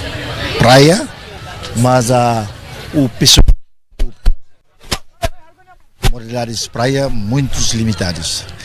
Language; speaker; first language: Portuguese; non-native, local second language; Tetum